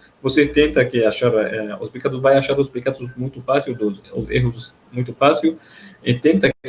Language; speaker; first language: Portuguese; non-native, learner; Arabic